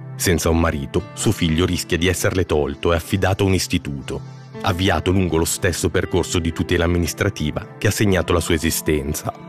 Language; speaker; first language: Italian; native; Italian